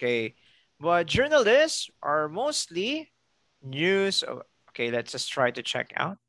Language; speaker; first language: English; non-native, fluent; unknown